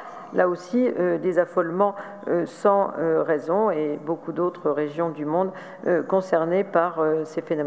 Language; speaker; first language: French; native; French